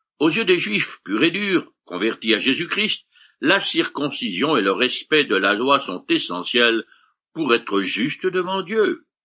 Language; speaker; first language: French; native; French